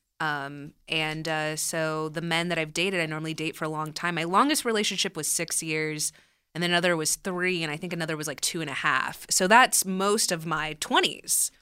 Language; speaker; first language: English; early bilingual, other home language; Spanish